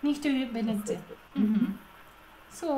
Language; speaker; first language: German; non-native, learner; Japanese